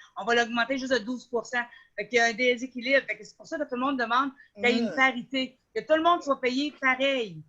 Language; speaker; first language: French; native; French